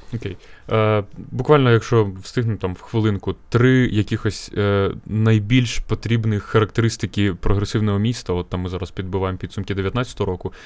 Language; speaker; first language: Ukrainian; native; Ukrainian